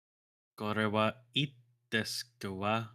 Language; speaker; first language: Japanese; non-native, learner; English